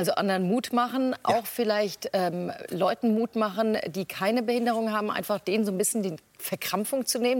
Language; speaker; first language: German; native; German